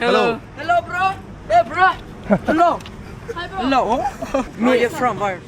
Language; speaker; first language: English; non-native, learner; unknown